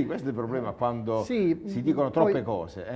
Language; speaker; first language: Italian; native; Italian